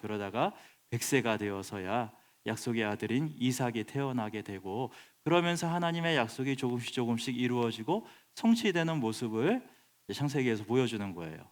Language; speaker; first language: Korean; native; Korean